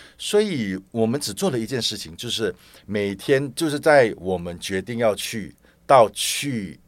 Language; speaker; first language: Chinese; native; Chinese